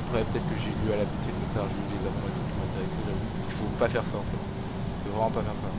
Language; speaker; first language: French; native; French